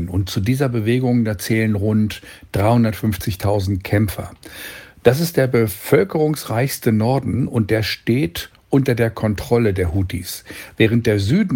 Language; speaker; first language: German; native; German